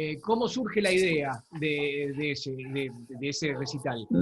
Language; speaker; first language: Spanish; native; Spanish